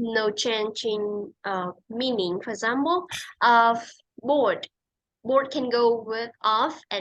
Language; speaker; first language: English; non-native, fluent; Vietnamese